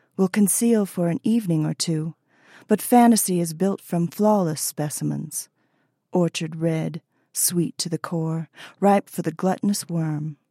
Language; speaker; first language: English; native; English